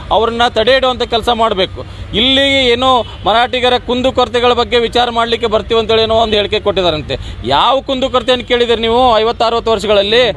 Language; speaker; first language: Kannada; native; Kannada